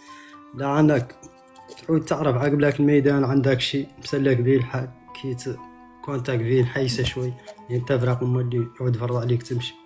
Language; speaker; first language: Arabic; native; Arabic